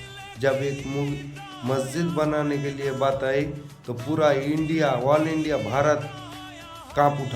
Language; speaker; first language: Hindi; non-native, local second language; Bangla